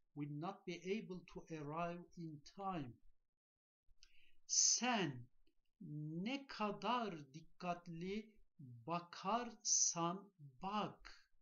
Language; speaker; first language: English; non-native, fluent; Turkish